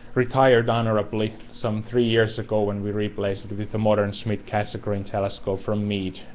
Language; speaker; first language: English; non-native, fluent; Finnish